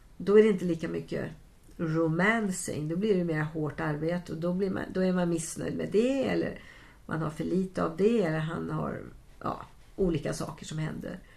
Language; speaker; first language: Swedish; native; Swedish